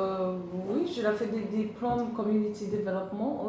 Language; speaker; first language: French; non-native, learner; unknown